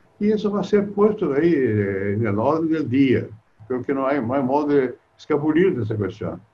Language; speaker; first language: Spanish; non-native, fluent; Portuguese